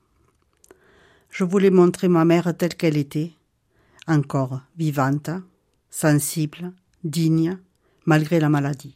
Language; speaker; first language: French; native; French